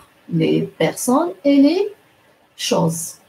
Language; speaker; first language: French; non-native, local second language; Arabic